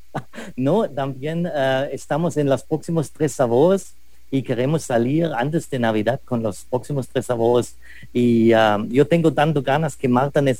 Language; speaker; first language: Spanish; non-native, fluent; German